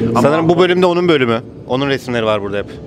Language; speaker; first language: Turkish; native; Turkish